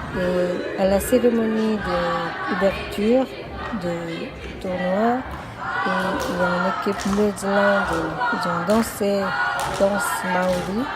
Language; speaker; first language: French; non-native, fluent; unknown